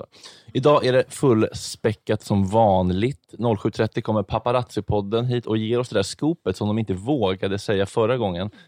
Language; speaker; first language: Swedish; native; Swedish